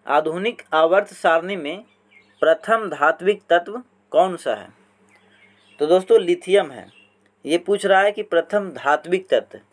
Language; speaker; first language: Hindi; native; Hindi